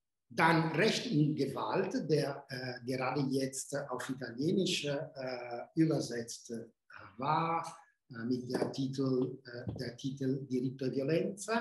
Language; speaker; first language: German; non-native, fluent; Italian